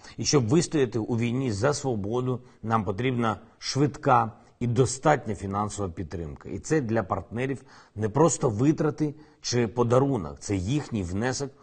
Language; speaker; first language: Ukrainian; non-native, local second language; Russian